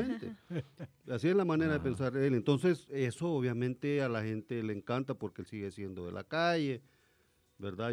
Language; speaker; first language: Spanish; native; Spanish